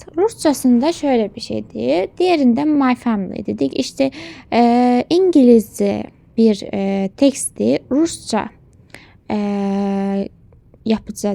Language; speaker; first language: Turkish; non-native, local second language; Azerbaijani